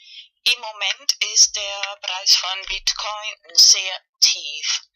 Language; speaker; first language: German; non-native, learner; Spanish